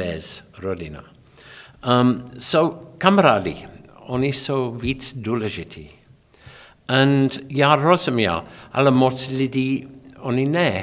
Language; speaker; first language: Czech; non-native, learner; English